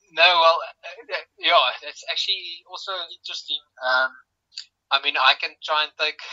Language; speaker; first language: English; non-native, local second language; Afrikaans